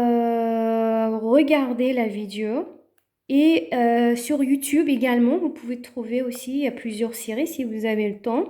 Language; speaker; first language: French; native; French